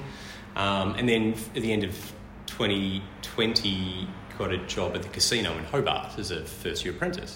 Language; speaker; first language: English; native; English